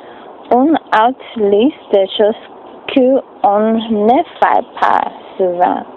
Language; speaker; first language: French; non-native, learner; English